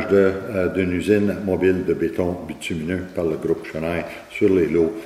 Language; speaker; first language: French; native; French